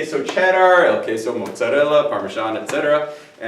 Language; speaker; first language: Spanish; non-native, fluent; English